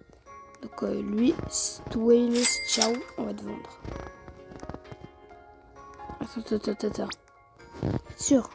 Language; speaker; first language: French; native; French